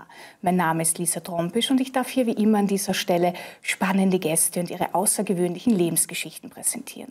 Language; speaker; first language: German; native; German